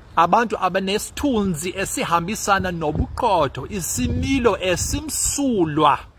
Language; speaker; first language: Zulu; non-native, local second language; Afrikaans